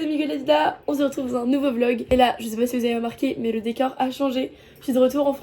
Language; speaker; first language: French; native; French